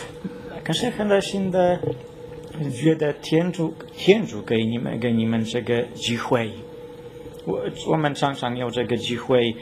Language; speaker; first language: Chinese; non-native, learner; Polish